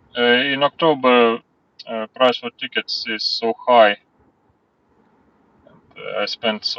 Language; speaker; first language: English; non-native, learner; Russian